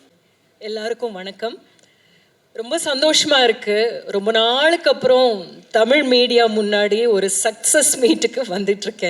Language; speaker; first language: Tamil; native; Tamil